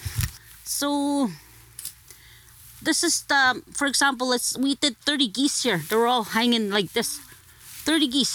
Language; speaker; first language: English; non-native, fluent; Cree